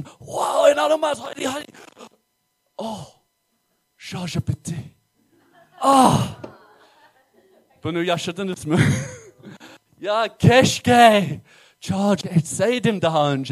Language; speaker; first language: Turkish; non-native, fluent; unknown